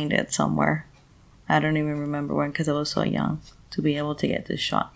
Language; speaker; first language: English; non-native, fluent; Spanish